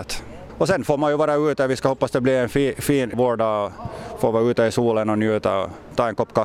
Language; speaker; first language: Swedish; native; Swedish